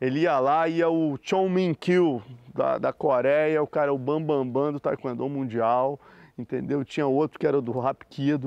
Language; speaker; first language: Portuguese; native; Portuguese